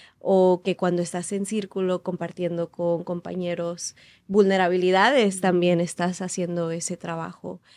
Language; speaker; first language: Spanish; early bilingual, heritage; Spanish